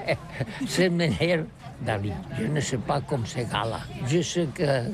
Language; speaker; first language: French; non-native, learner; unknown